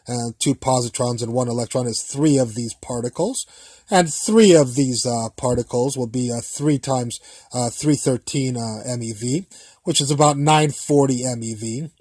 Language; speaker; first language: English; native; English